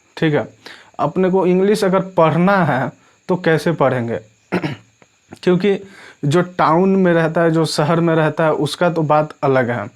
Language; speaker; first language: Hindi; native; Hindi